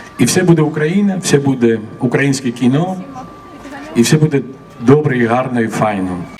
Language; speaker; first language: Ukrainian; non-native, fluent; Georgian